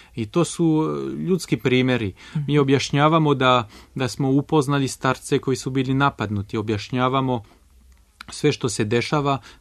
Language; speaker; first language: Serbian; non-native, fluent; French